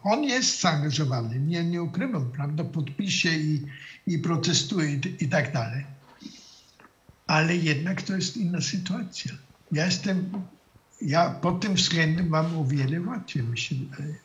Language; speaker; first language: Polish; non-native, fluent; German